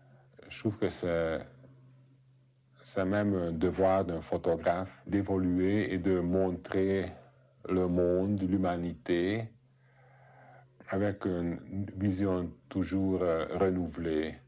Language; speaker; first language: French; non-native, fluent; Hungarian